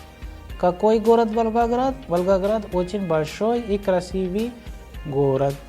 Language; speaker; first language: Russian; non-native, fluent; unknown